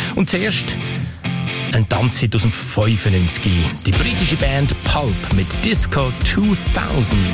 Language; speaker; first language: German; native; German